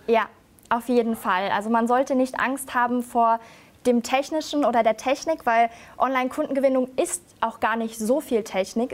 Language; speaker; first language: German; native; German